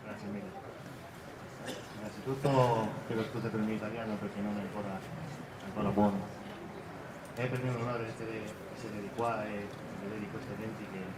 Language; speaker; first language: Italian; non-native, learner; Spanish